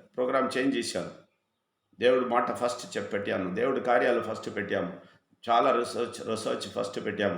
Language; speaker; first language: Telugu; non-native, fluent; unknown